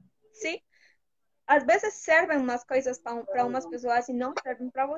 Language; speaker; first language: Portuguese; non-native, fluent; Spanish